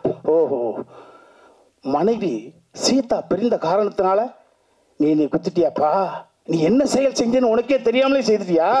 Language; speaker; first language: Tamil; native; Tamil